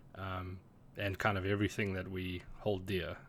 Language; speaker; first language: English; native; English